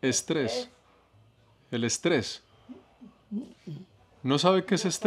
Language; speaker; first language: Spanish; native; Spanish